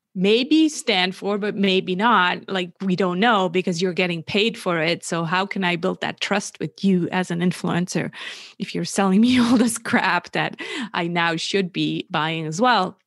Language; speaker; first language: English; non-native, fluent; German